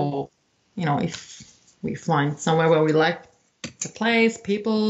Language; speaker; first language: English; non-native, fluent; Czech